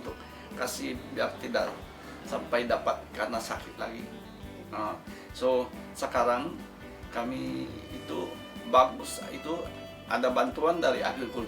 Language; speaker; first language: Indonesian; non-native, fluent; Filipino